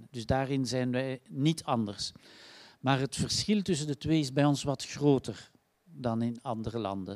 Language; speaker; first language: Dutch; native; Dutch